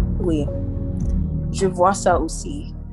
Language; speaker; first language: French; non-native, learner; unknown